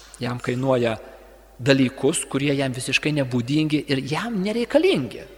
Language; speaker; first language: Lithuanian; native; Lithuanian